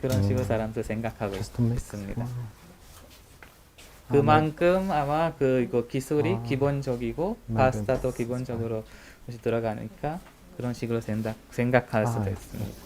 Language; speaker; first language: Korean; non-native, learner; Hungarian